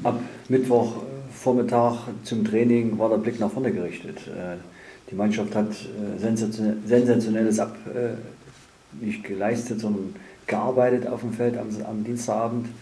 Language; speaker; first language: German; native; German